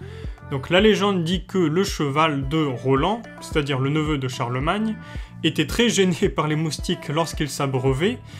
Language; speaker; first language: French; native; French